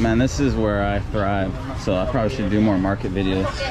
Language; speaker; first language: English; native; English